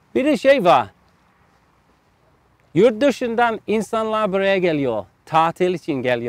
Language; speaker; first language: Turkish; non-native, learner; English